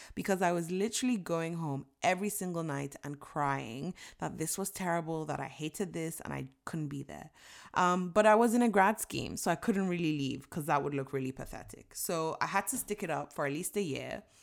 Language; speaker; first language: English; non-native, local second language; Yoruba